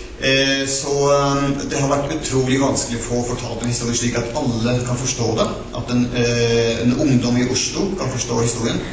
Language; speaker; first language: Norwegian; non-native, local second language; Northern Sami